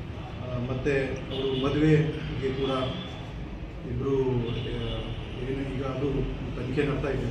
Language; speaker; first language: Kannada; non-native, learner; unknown